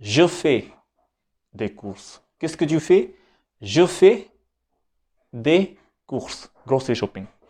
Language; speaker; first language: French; non-native, fluent; Hindi